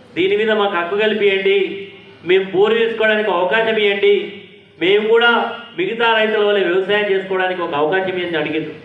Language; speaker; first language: Telugu; native; Telugu